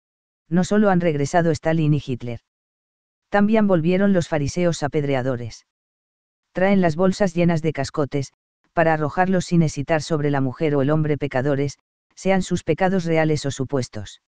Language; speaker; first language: Spanish; native; Spanish